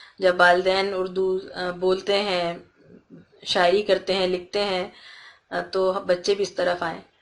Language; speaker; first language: Urdu; native; Urdu